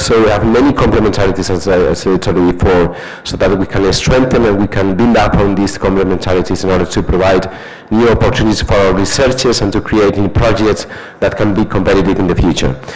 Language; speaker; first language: English; non-native, fluent; Spanish